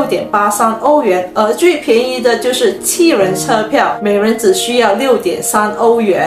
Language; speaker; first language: Chinese; native; Chinese